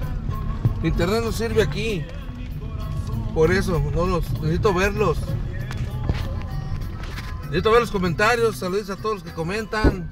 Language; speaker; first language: Spanish; native; Spanish